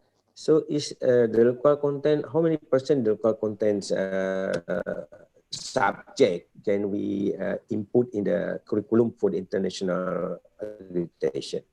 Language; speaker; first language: English; non-native, fluent; Indonesian